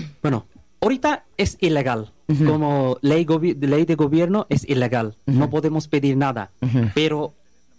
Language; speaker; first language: Spanish; non-native, learner; Bangla